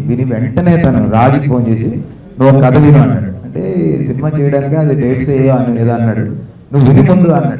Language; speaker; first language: Telugu; native; Telugu